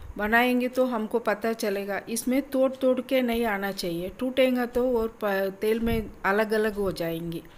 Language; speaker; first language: Hindi; non-native, local second language; Tamil